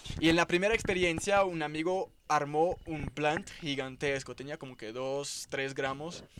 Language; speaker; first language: Spanish; non-native, fluent; Portuguese